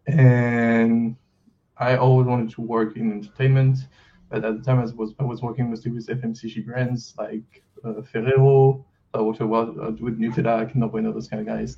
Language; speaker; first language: English; non-native, fluent; French